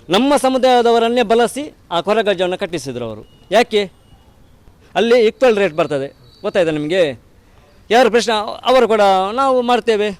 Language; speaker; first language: Kannada; native; Kannada